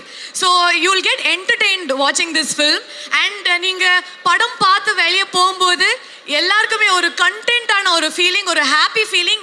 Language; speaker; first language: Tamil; non-native, learner; Kannada